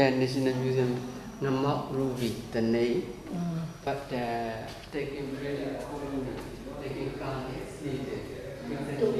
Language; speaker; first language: English; non-native, learner; Burmese